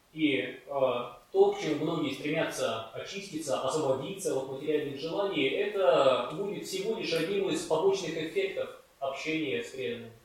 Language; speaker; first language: Russian; native; Russian